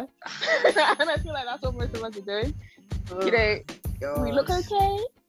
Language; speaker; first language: English; non-native, local second language; Akan